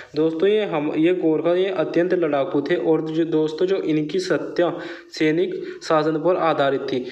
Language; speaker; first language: Hindi; native; Hindi